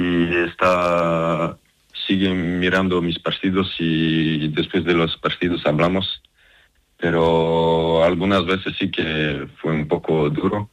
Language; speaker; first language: Spanish; non-native, fluent; French